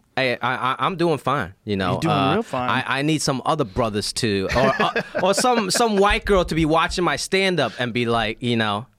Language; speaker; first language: English; non-native, local second language; Cantonese